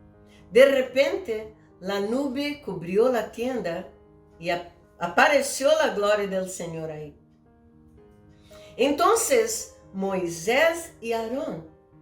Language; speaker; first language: Spanish; non-native, fluent; Portuguese